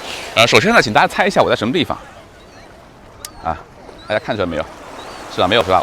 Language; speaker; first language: Chinese; native; Chinese